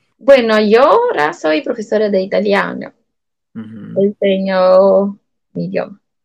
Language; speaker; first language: Spanish; non-native, fluent; Italian